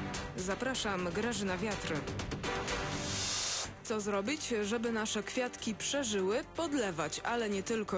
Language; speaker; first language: Polish; native; Polish